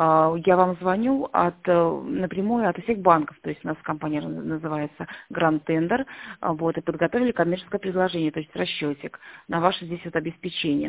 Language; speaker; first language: Russian; native; Russian